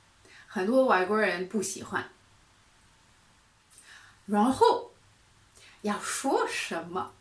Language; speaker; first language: Chinese; non-native, fluent; French